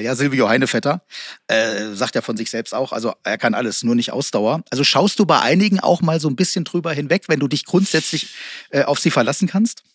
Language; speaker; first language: German; native; German